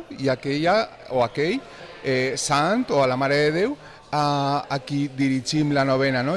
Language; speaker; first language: Catalan; native; Catalan